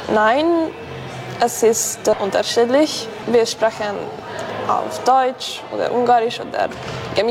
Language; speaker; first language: German; non-native, local second language; Hungarian